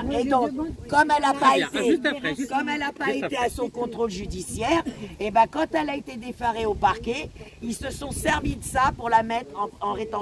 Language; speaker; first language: French; native; French